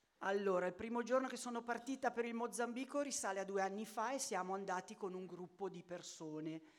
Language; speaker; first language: Italian; native; Italian